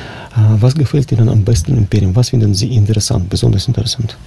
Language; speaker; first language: German; non-native, fluent; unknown